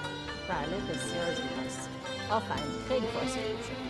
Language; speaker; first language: Persian; native; Persian